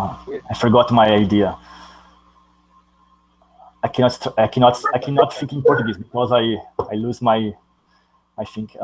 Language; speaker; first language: English; non-native, learner; Portuguese